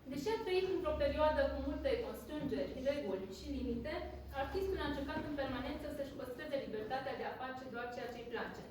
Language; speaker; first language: Romanian; native; Romanian